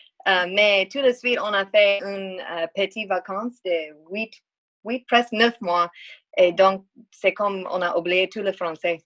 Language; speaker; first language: French; non-native, learner; English